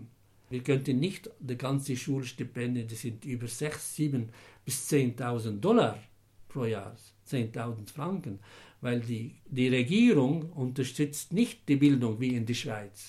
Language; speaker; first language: German; non-native, fluent; Arabic